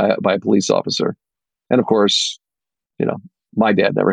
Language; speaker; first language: English; native; English